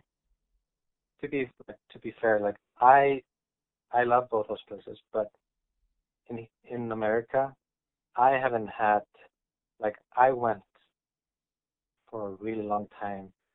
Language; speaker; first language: English; non-native, fluent; Icelandic